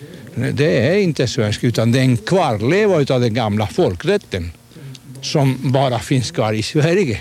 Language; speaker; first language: Swedish; non-native, fluent; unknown